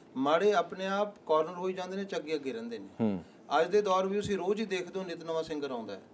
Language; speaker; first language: Punjabi; native; Punjabi